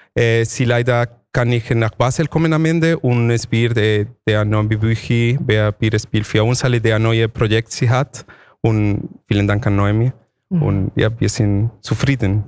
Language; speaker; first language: German; non-native, fluent; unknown